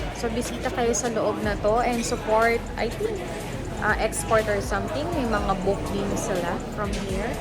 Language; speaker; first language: Filipino; native; Filipino